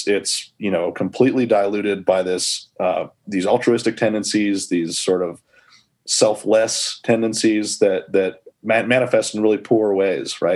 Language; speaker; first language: English; native; English